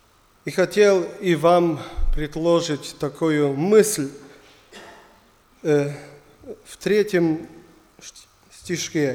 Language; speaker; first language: Russian; non-native, learner; German